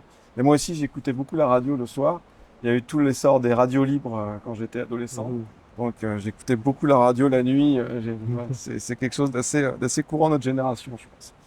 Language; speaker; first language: French; native; French